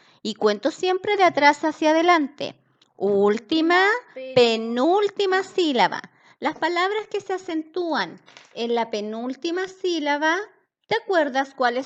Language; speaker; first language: Spanish; native; Spanish